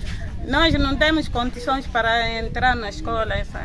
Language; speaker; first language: Portuguese; non-native, local second language; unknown